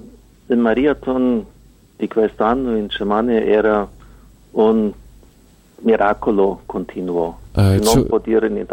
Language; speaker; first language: Italian; non-native, fluent; German